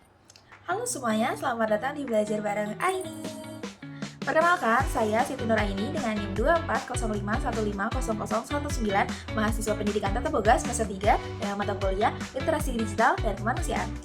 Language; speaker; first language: Indonesian; native; Indonesian